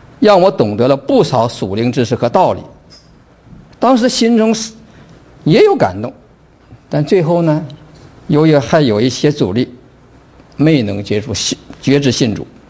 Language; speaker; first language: Chinese; native; Chinese